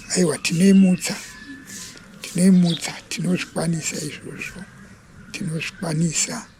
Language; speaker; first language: Shona; non-native, local second language; Venda